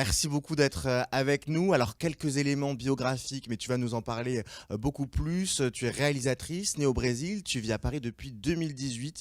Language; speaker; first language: French; native; French